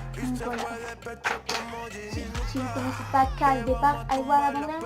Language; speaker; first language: French; native; French